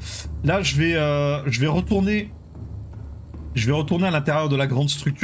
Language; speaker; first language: French; native; French